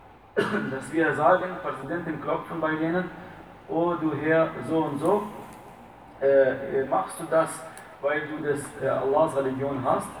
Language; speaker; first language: German; non-native, fluent; Arabic